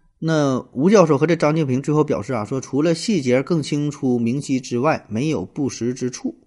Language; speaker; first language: Chinese; native; Chinese